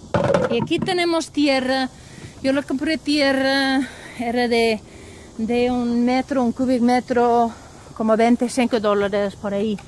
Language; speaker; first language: Spanish; non-native, learner; English